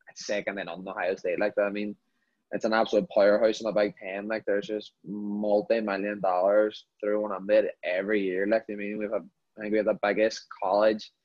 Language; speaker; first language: English; native; English